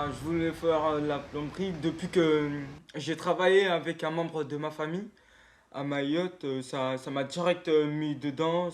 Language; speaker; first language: French; non-native, local second language; Comorian